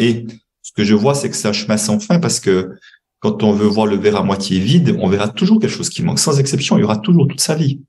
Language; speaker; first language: French; native; French